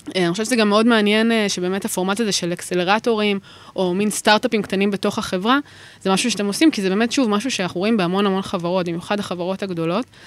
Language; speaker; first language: Hebrew; native; Hebrew